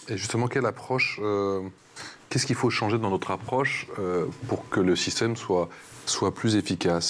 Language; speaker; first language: French; native; French